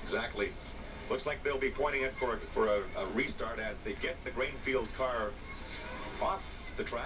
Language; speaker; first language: English; native; English